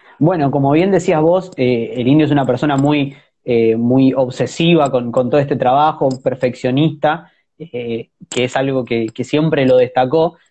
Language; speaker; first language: Spanish; native; Spanish